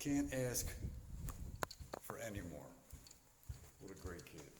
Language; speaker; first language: English; native; English